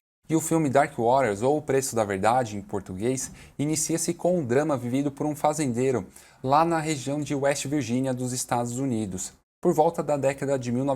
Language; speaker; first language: Portuguese; native; Portuguese